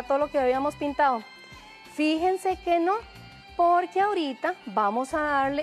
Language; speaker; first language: Spanish; native; Spanish